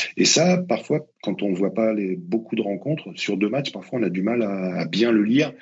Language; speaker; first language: French; native; French